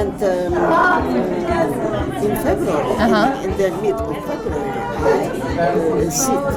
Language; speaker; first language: English; non-native, learner; Russian